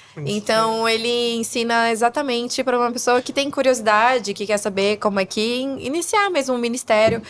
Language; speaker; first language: Portuguese; native; Portuguese